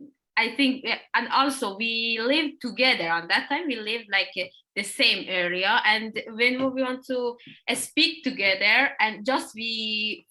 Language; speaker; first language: English; non-native, learner; Persian